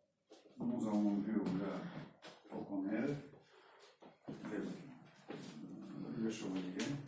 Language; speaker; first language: French; non-native, learner; Russian